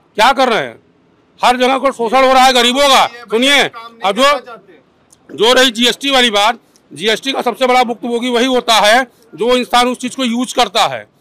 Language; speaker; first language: Hindi; native; Hindi